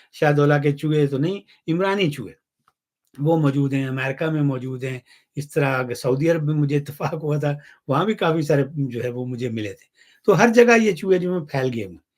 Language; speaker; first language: Urdu; non-native, local second language; Punjabi